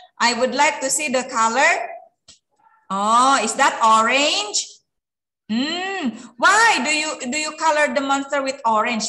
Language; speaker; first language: English; non-native, fluent; Indonesian